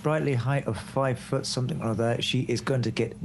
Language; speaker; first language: English; native; English